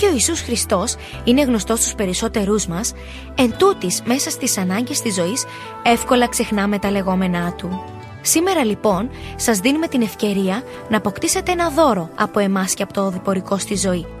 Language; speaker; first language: Greek; native; Greek